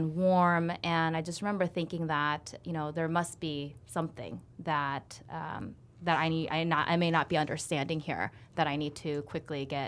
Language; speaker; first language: English; early bilingual, other home language; Korean